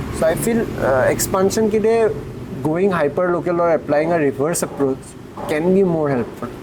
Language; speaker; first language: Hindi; non-native, local second language; Assamese